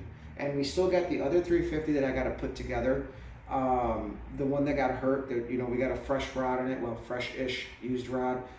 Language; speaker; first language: English; native; English